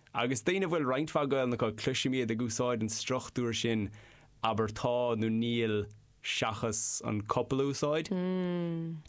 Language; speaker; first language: Irish; non-native, local second language; English